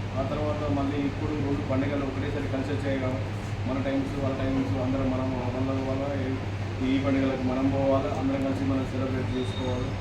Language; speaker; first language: Telugu; native; Telugu